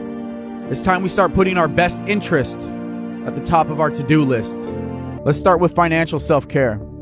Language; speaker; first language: English; native; English